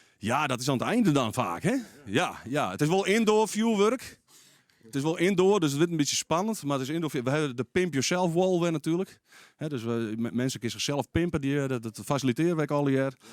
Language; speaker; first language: Dutch; non-native, local second language; Western Frisian